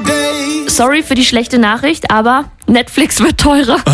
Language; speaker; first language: German; native; German